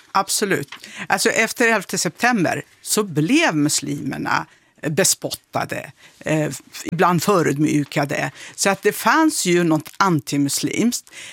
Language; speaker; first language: Swedish; early bilingual, other home language; Kurdish